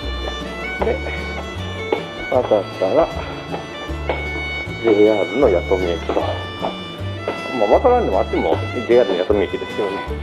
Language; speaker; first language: Japanese; native; Japanese